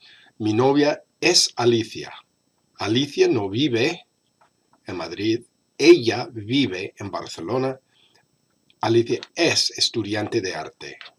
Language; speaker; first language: Spanish; non-native, fluent; English